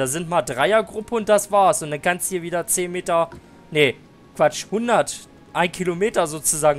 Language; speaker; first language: German; native; German